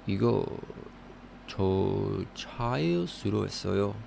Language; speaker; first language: Korean; non-native, learner; English